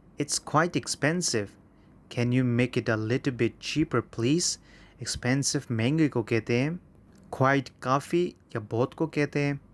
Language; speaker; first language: Urdu; native; Urdu